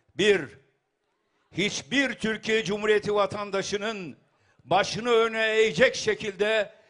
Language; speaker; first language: Turkish; native; Turkish